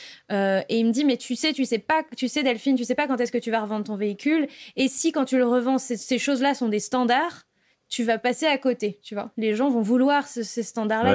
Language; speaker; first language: French; native; French